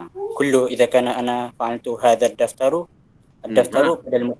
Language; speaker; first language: Arabic; non-native, learner; Malay